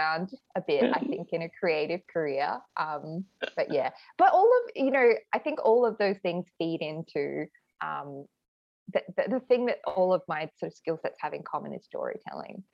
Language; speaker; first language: English; native; English